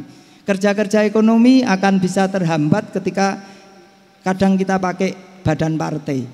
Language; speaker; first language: Indonesian; native; Indonesian